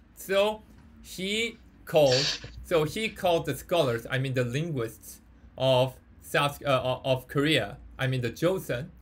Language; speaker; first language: English; non-native, fluent; Korean